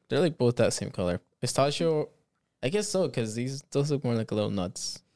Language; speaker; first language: English; early bilingual, other home language; Spanish